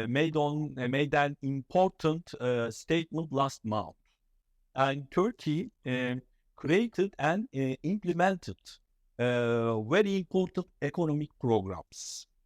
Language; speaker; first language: English; non-native, fluent; Turkish